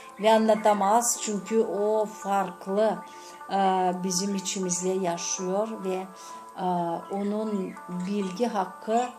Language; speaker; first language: Turkish; non-native, fluent; Gagauz